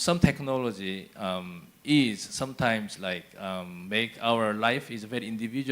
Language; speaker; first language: English; non-native, fluent; Korean